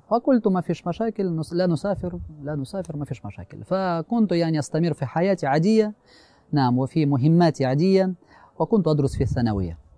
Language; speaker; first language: Arabic; non-native, fluent; Russian